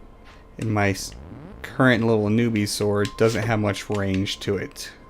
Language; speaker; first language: English; native; English